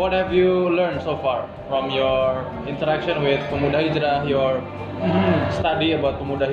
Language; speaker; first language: English; non-native, fluent; Indonesian